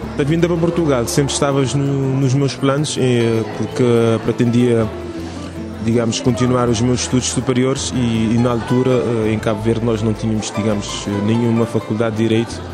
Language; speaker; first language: Portuguese; non-native, local second language; Kabuverdianu